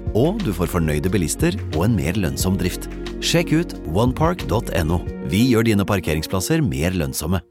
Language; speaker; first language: Norwegian; native; Norwegian